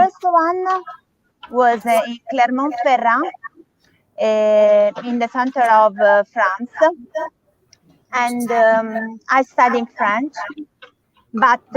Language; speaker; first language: English; non-native, learner; Italian